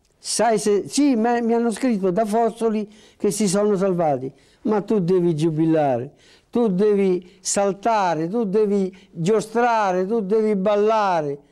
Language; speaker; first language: Italian; native; Italian